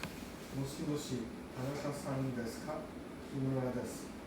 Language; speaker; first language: Japanese; non-native, learner; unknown